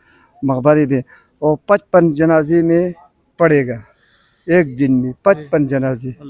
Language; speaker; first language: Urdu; non-native, local second language; Pashto